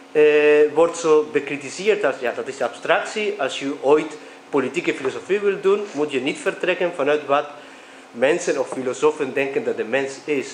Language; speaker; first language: Dutch; non-native, fluent; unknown